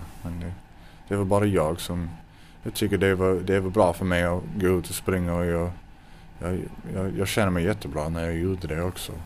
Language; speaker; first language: Swedish; non-native, fluent; English